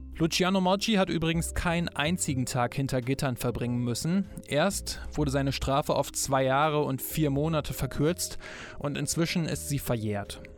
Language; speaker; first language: German; native; German